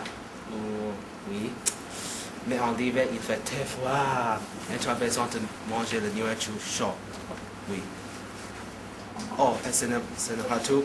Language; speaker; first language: French; non-native, learner; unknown